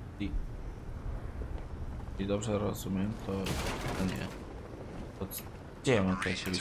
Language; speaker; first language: Polish; native; Polish